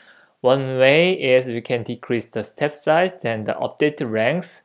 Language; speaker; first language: English; non-native, fluent; Korean